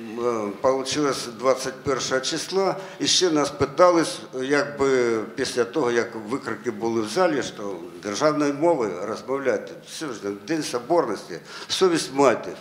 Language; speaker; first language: Ukrainian; non-native, local second language; Russian